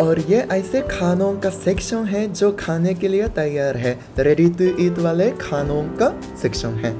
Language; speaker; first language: Hindi; non-native, fluent; Japanese